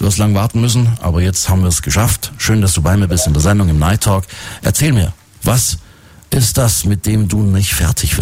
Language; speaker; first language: German; native; German